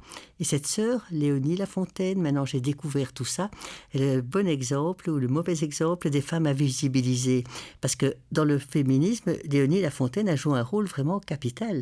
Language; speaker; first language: French; native; French